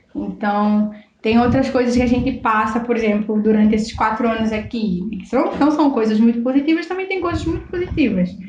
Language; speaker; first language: Portuguese; non-native, local second language; Kabuverdianu